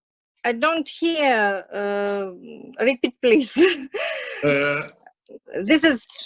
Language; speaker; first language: English; non-native, learner; Russian